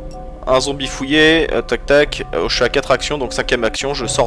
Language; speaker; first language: French; native; French